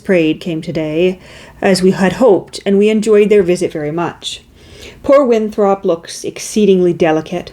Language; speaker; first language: English; native; English